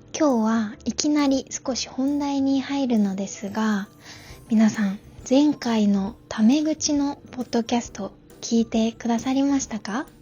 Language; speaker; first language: Japanese; native; Japanese